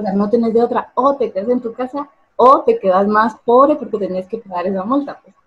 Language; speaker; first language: Spanish; native; Spanish